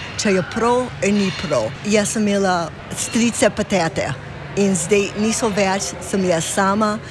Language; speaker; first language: Slovenian; early bilingual, heritage; Slovenian